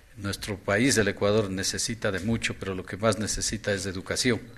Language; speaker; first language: Spanish; native; Spanish